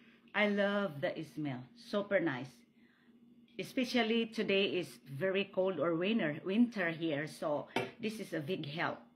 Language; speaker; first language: English; non-native, local second language; Filipino